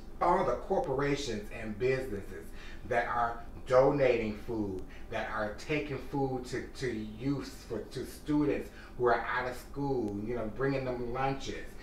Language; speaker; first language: English; native; English